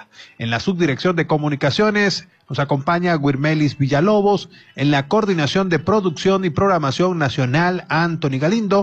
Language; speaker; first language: Spanish; native; Spanish